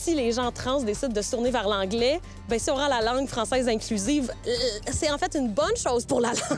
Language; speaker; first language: French; native; French